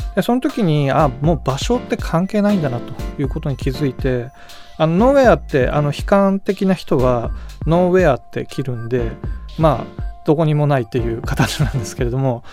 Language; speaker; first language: Japanese; native; Japanese